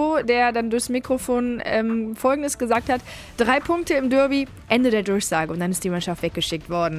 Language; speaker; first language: German; native; German